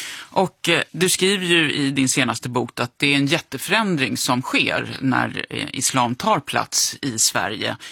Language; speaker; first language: Swedish; native; Swedish